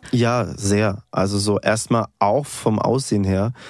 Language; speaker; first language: German; non-native, fluent; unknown